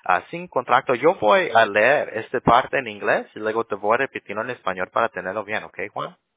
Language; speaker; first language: Spanish; early bilingual, heritage; Spanish